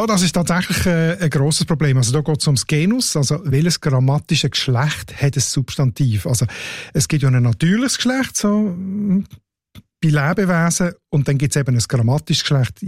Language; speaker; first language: German; native; German